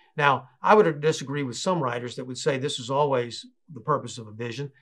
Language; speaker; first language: English; native; English